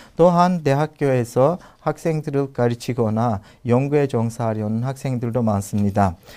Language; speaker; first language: Korean; non-native, fluent; Turkish